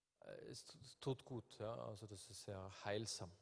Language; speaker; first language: German; non-native, fluent; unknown